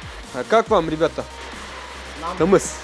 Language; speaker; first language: Russian; non-native, local second language; Kyrgyz